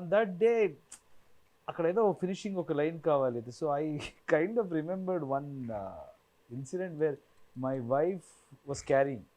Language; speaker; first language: Telugu; non-native, learner; Kannada